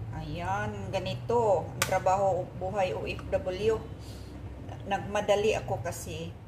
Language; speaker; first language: Filipino; non-native, local second language; Cebuano